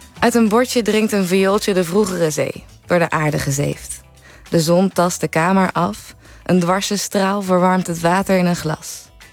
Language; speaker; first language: Dutch; native; Dutch